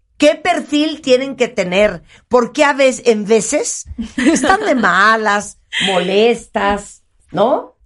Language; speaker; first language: Spanish; native; Spanish